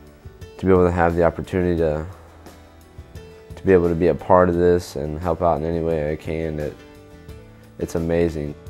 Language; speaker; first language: English; native; English